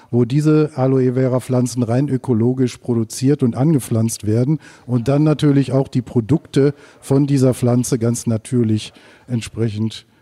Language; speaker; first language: German; native; German